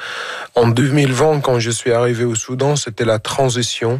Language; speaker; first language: French; non-native, fluent; Arabic